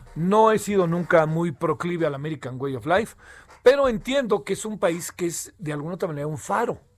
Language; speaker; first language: Spanish; native; Spanish